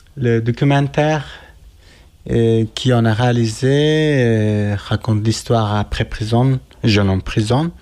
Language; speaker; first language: French; non-native, learner; Kurdish